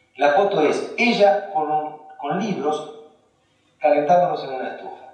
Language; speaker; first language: Spanish; early bilingual, other home language; Hungarian